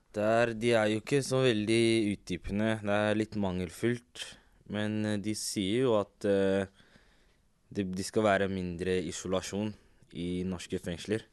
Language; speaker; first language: Norwegian; native; Norwegian